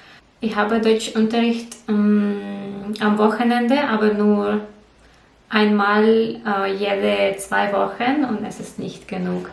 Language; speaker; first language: German; non-native, learner; Russian